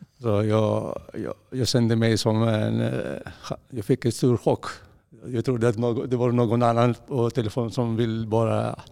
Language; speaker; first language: Swedish; non-native, fluent; Greek